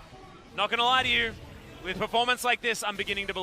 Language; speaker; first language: English; native; English